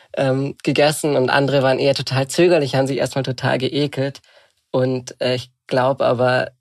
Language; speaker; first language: German; native; German